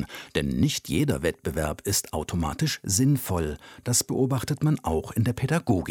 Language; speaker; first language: German; native; German